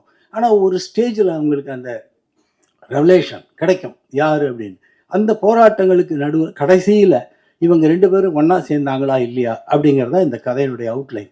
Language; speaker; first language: Tamil; native; Tamil